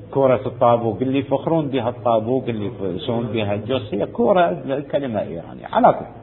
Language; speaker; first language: Arabic; native; Arabic